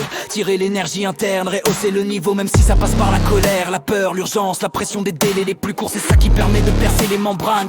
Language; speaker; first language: French; native; French